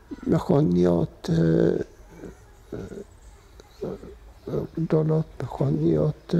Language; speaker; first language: Hebrew; non-native, fluent; Hungarian